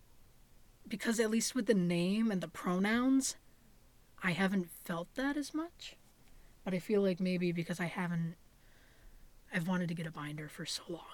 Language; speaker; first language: English; native; English